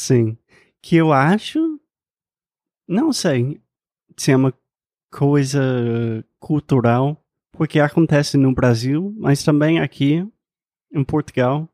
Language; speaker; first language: Portuguese; non-native, fluent; English